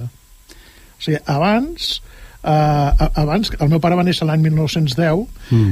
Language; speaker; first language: Catalan; native; Catalan